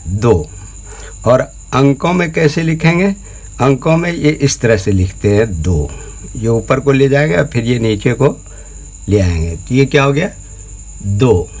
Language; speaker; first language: Hindi; native; Hindi